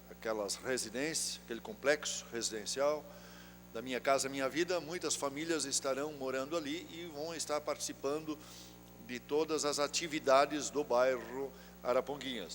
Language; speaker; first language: Portuguese; native; Portuguese